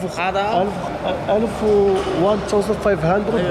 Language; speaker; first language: Arabic; native; Arabic